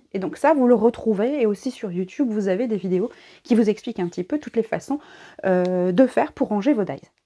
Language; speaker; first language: French; native; French